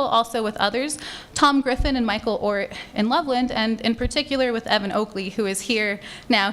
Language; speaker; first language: English; native; English